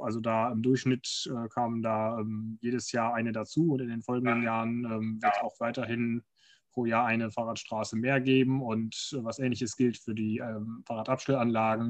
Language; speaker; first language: German; native; German